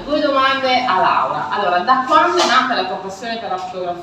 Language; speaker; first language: Italian; native; Italian